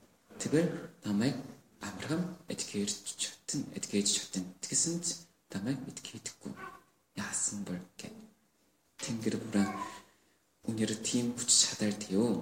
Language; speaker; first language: Mongolian; non-native, learner; Korean